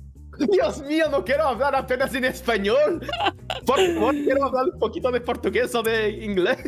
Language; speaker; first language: Spanish; non-native, learner; Portuguese